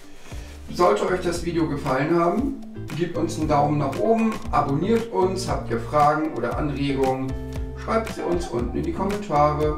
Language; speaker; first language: German; native; German